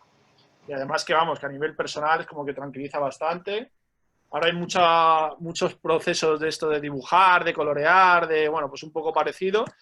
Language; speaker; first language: Spanish; native; Spanish